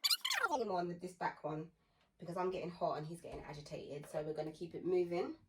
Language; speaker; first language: English; native; English